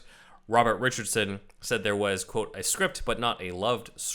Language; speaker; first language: English; native; English